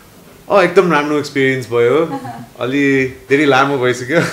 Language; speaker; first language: Nepali; non-native, learner; English